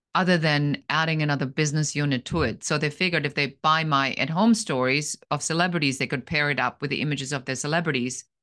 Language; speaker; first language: English; non-native, fluent; German